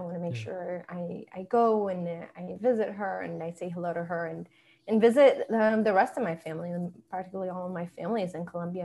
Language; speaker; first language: English; early bilingual, other home language; Spanish